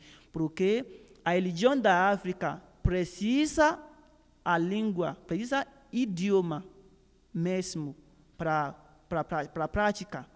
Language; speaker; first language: Portuguese; non-native, learner; Yoruba